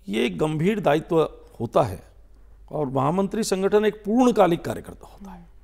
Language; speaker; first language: Hindi; native; Hindi